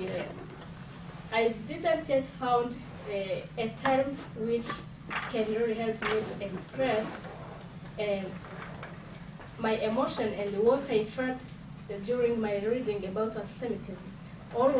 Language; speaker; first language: English; non-native, local second language; Kinyarwanda